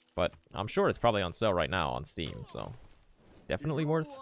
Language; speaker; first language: English; native; English